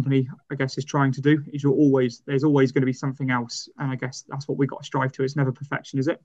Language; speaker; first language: English; native; English